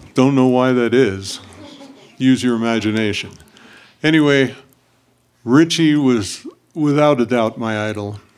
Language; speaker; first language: English; native; English